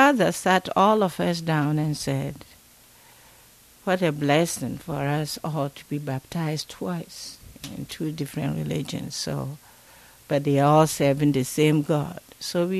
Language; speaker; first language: English; non-native, local second language; Akan